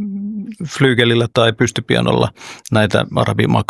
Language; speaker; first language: Finnish; early bilingual, other home language; Oromo